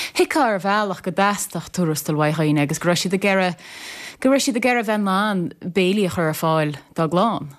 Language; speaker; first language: Irish; native; Irish